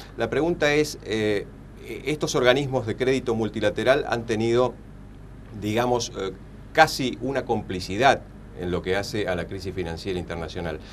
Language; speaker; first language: Spanish; native; Spanish